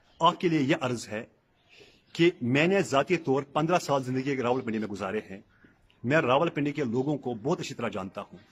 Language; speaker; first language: Urdu; non-native, local second language; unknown